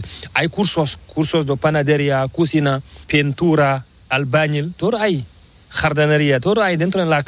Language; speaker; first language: Spanish; non-native, learner; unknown